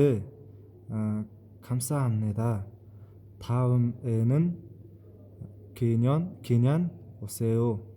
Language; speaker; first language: Korean; non-native, fluent; Mongolian